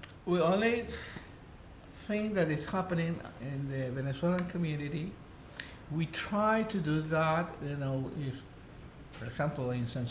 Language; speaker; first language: English; non-native, fluent; Spanish